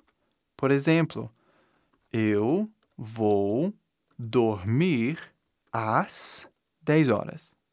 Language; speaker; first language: Portuguese; non-native, fluent; English